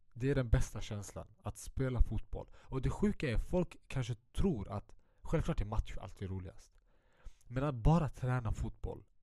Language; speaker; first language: Swedish; early bilingual, other home language; Central Kurdish